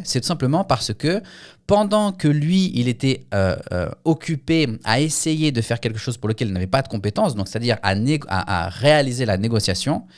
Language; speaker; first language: French; native; French